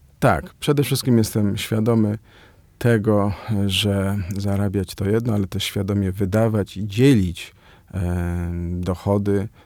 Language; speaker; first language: Polish; native; Polish